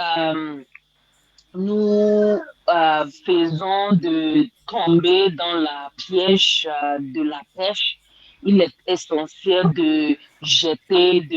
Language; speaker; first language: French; non-native, learner; English